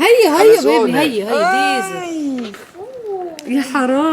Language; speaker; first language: Arabic; native; Arabic